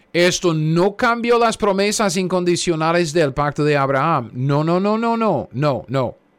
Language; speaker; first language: Spanish; non-native, fluent; English